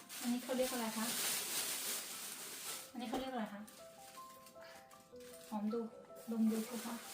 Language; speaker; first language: Thai; native; Thai